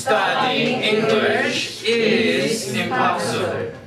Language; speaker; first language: English; non-native, fluent; Korean